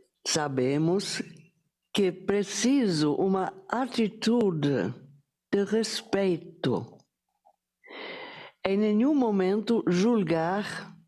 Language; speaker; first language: Portuguese; non-native, fluent; German